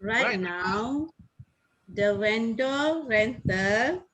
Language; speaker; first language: English; non-native, learner; Malay